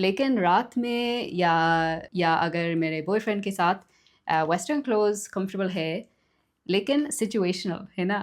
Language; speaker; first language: Hindi; non-native, learner; English